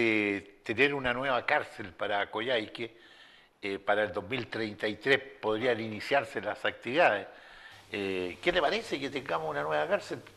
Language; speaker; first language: Spanish; native; Spanish